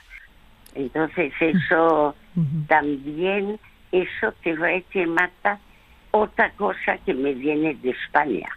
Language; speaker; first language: Spanish; early bilingual, other home language; French